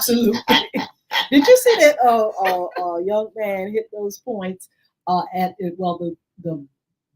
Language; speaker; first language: English; native; English